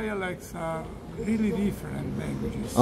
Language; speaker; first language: English; non-native, learner; Italian